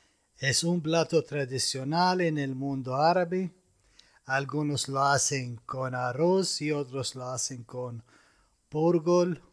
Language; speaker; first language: Spanish; non-native, fluent; Arabic